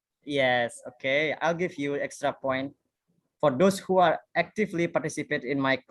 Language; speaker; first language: English; non-native, fluent; Indonesian